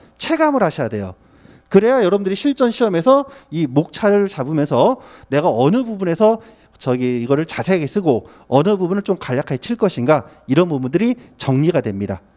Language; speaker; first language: Korean; native; Korean